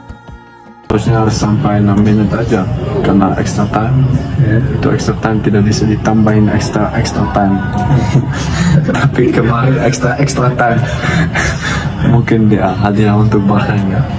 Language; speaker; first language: Indonesian; non-native, learner; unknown